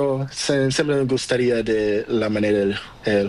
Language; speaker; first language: Spanish; non-native, learner; Portuguese